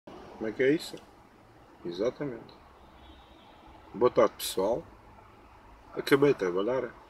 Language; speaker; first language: Portuguese; non-native, learner; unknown